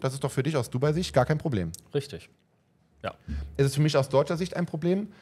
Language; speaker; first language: German; native; German